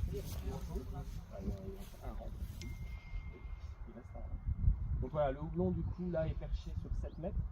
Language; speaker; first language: French; native; French